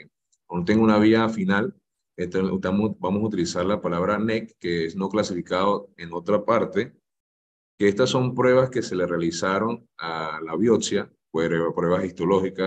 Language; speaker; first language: Spanish; native; Spanish